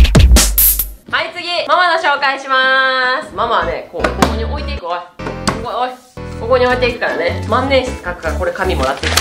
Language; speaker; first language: Japanese; native; Japanese